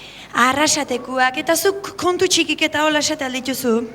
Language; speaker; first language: Basque; native; Basque